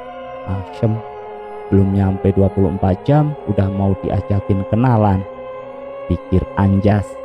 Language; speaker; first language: Indonesian; native; Indonesian